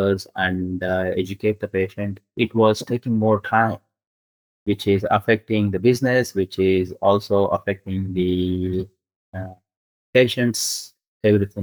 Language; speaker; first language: English; non-native, local second language; Kannada